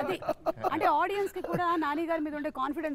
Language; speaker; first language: Telugu; native; Telugu